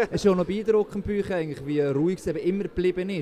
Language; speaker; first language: German; native; German